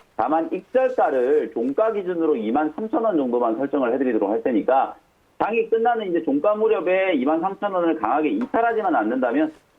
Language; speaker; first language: Korean; native; Korean